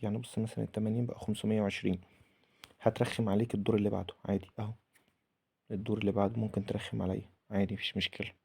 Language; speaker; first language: Arabic; native; Arabic